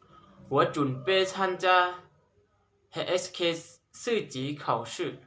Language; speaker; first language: Chinese; non-native, learner; Lao